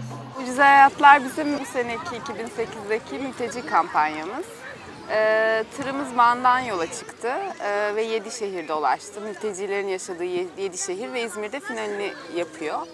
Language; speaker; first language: Turkish; native; Turkish